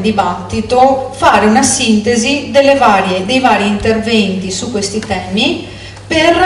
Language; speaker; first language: Italian; native; Italian